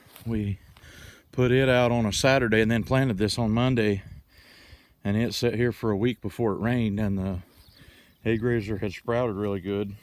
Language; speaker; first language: English; native; English